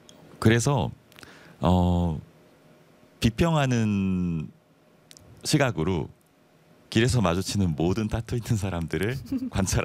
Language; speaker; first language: Korean; native; Korean